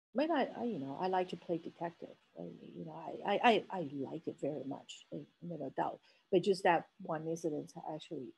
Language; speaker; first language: English; non-native, fluent; Chinese